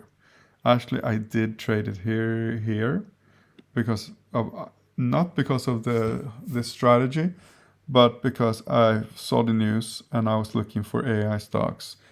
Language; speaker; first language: English; non-native, fluent; Swedish